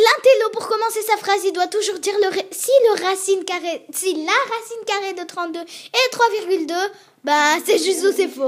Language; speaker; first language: French; native; French